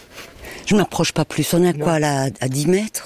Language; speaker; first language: French; native; French